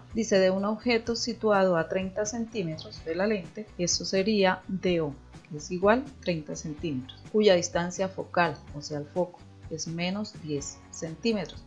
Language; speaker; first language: Spanish; native; Spanish